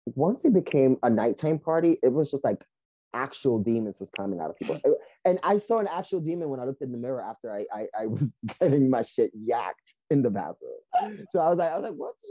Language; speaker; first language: English; early bilingual, other home language; Spanish